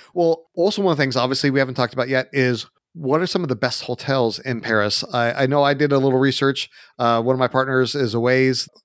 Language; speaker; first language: English; native; English